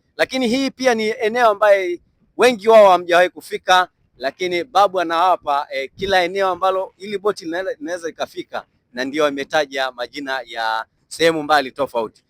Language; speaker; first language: Swahili; non-native, local second language; Masai